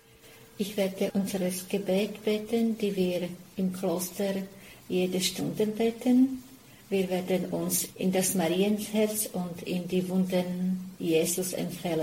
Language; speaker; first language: German; non-native, fluent; Slovak